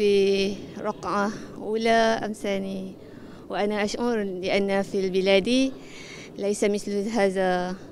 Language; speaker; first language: Arabic; non-native, learner; Malay